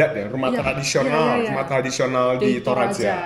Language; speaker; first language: Indonesian; native; Indonesian